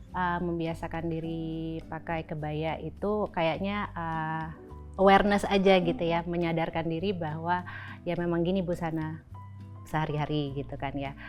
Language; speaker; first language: Indonesian; native; Indonesian